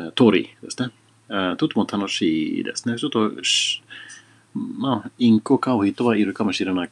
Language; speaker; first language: Japanese; non-native, fluent; Swedish